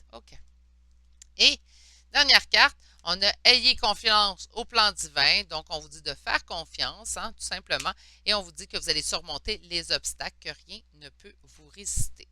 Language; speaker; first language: French; native; French